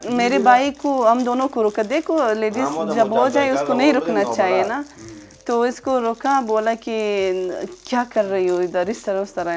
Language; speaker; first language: Hindi; non-native, local second language; Uzbek